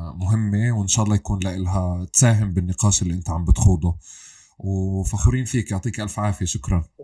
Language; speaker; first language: Arabic; native; Arabic